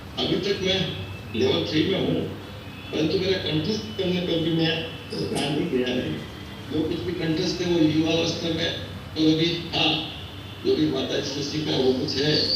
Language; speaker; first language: Hindi; native; Hindi